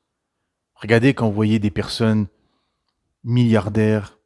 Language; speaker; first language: French; native; French